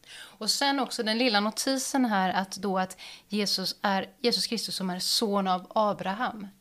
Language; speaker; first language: Swedish; native; Swedish